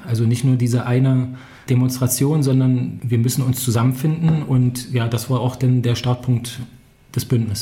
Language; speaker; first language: German; native; German